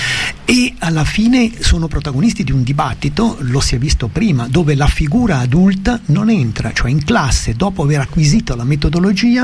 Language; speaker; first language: Italian; native; Italian